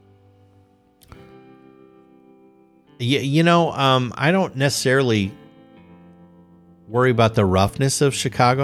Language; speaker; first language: English; native; English